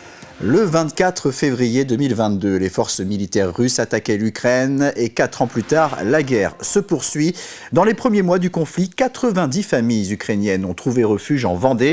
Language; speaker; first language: French; native; French